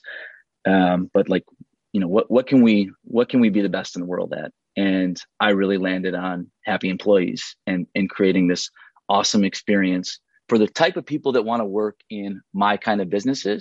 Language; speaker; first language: English; native; English